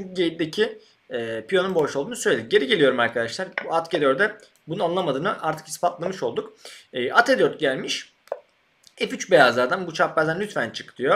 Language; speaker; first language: Turkish; native; Turkish